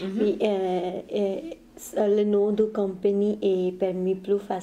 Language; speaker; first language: French; non-native, learner; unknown